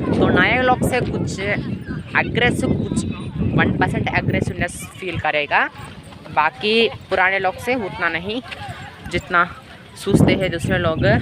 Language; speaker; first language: Hindi; non-native, local second language; Urdu